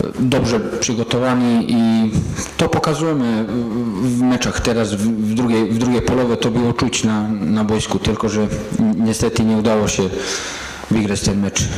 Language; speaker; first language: Polish; non-native, fluent; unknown